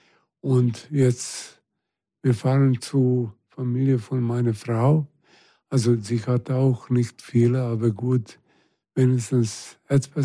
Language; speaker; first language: German; non-native, fluent; Serbian